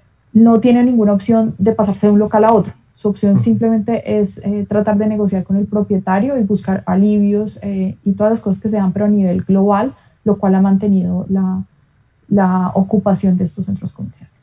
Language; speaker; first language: Spanish; native; Spanish